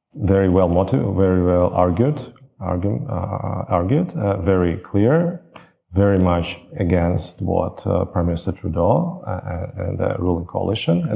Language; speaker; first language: English; non-native, fluent; Latvian